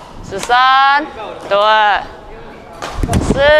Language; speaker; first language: Chinese; native; Chinese